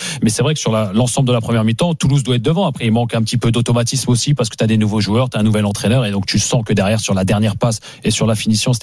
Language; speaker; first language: French; native; French